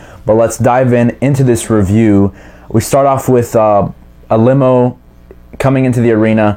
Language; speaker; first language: English; native; English